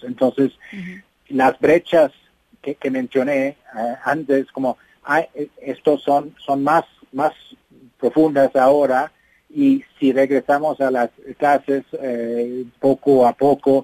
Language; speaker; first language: Spanish; non-native, fluent; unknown